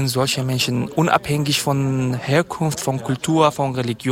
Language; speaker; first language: German; non-native, fluent; Kurdish